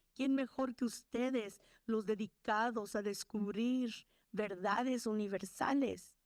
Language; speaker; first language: Spanish; early bilingual, other home language; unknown